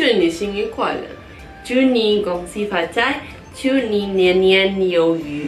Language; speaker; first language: Chinese; non-native, learner; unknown